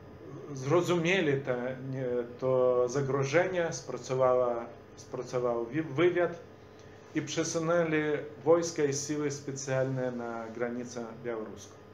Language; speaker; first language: Polish; non-native, fluent; Belarusian